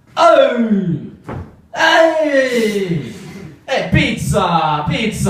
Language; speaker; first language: Italian; non-native, fluent; English